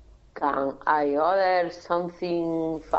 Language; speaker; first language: English; non-native, learner; Spanish